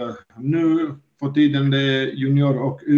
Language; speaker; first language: Swedish; non-native, fluent; Serbian